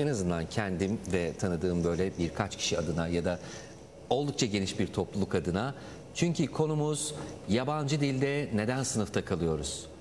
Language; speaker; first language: Turkish; native; Turkish